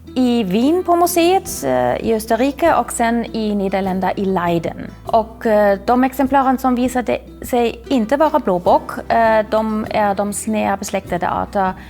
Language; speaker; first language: Swedish; non-native, fluent; German